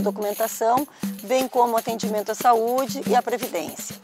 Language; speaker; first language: Portuguese; native; Portuguese